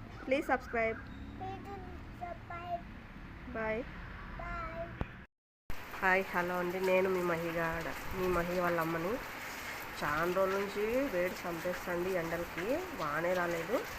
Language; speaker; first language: Telugu; native; Telugu